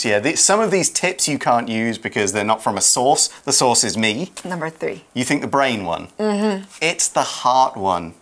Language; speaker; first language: English; native; English